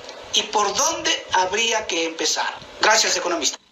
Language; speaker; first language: Spanish; native; Spanish